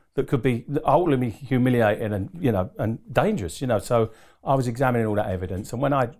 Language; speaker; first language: English; native; English